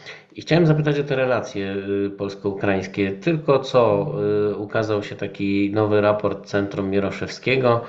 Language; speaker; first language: Polish; native; Polish